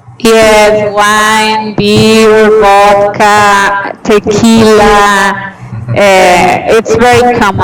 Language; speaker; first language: English; non-native, fluent; Spanish